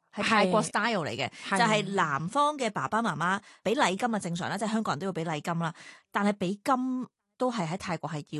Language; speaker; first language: Cantonese; native; Cantonese